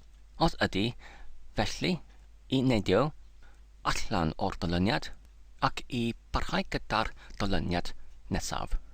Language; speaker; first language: Welsh; non-native, learner; English